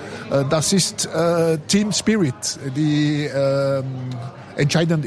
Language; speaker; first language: German; non-native, local second language; French